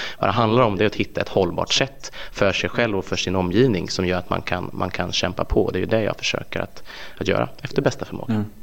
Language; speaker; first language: Swedish; native; Swedish